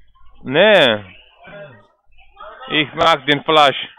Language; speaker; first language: German; non-native, learner; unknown